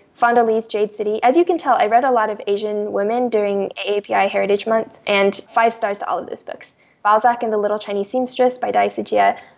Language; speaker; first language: English; early bilingual, other home language; Chinese